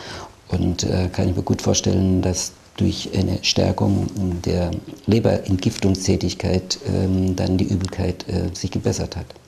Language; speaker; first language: German; native; German